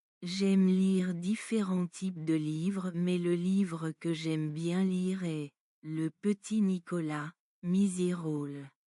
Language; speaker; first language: French; non-native, learner; Bangla